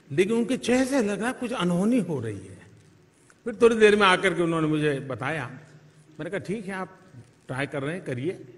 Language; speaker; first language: Hindi; native; Hindi